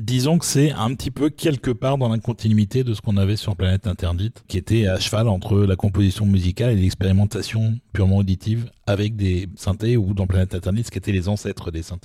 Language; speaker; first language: French; native; French